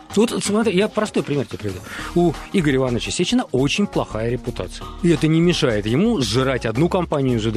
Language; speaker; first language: Russian; native; Russian